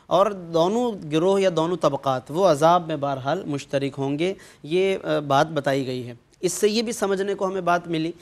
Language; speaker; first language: Urdu; native; Urdu